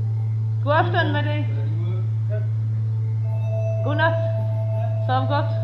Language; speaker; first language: Danish; non-native, learner; Finnish